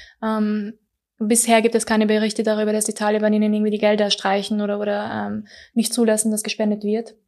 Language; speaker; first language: German; early bilingual, other home language; Persian